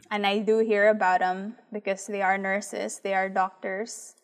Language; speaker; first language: English; early bilingual, other home language; Filipino